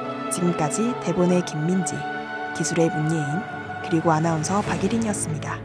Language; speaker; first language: Korean; native; Korean